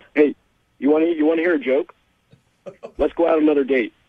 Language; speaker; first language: English; native; English